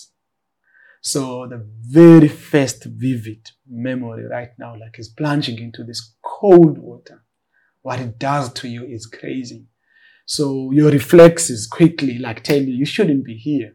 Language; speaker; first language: English; non-native, local second language; Xhosa